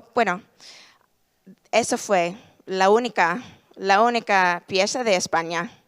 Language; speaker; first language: Spanish; non-native, learner; English